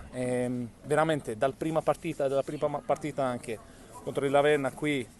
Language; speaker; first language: Italian; non-native, fluent; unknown